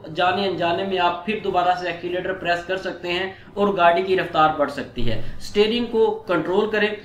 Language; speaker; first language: Urdu; non-native, local second language; Punjabi